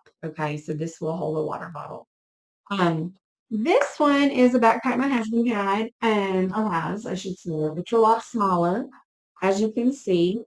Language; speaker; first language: English; native; English